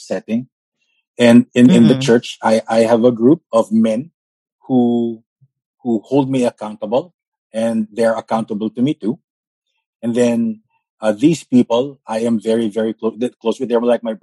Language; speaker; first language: English; non-native, local second language; Filipino